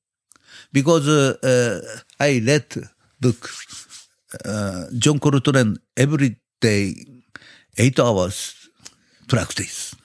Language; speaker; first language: English; non-native, learner; Japanese